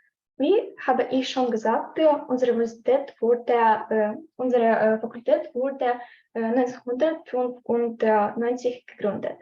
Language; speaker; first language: German; non-native, learner; Ukrainian